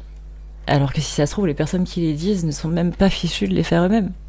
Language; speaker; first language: French; native; French